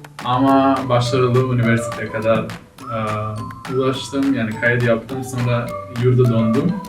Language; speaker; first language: Turkish; non-native, fluent; Macedonian